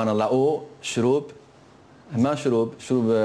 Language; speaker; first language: Arabic; non-native, learner; Italian